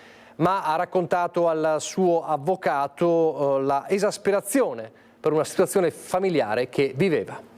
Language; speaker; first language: Italian; native; Italian